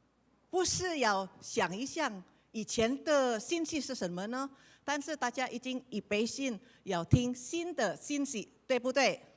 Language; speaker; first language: Chinese; non-native, learner; Indonesian